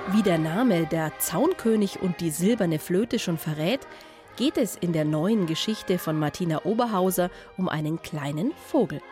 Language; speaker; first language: German; native; German